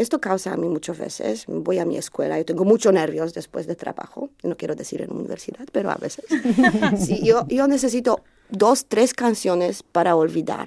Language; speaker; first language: Spanish; non-native, learner; Polish